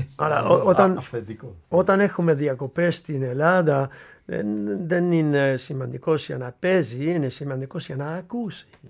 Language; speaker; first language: Greek; non-native, learner; Dutch